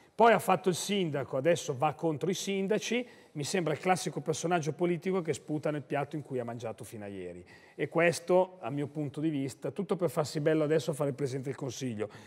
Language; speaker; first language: Italian; native; Italian